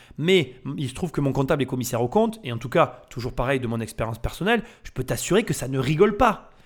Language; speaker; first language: French; native; French